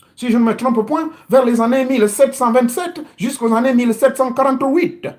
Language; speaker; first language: French; non-native, local second language; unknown